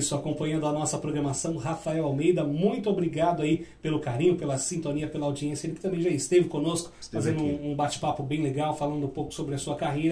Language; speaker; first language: Portuguese; native; Portuguese